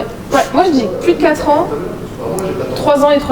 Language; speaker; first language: French; native; French